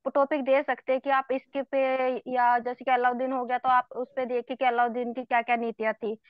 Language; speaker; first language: Hindi; native; Hindi